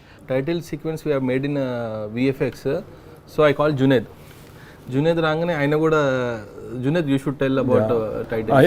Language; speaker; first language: Telugu; native; Telugu